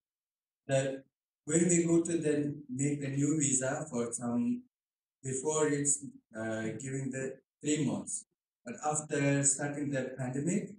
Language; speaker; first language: English; non-native, learner; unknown